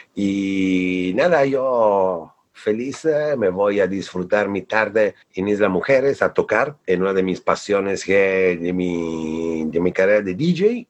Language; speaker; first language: Spanish; non-native, fluent; Italian